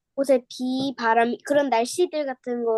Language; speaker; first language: Korean; native; Korean